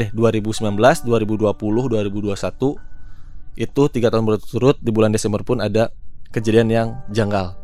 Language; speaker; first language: Indonesian; native; Indonesian